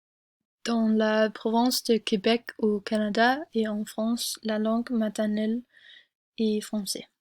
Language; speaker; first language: French; non-native, learner; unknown